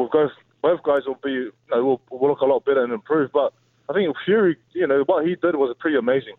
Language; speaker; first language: English; native; English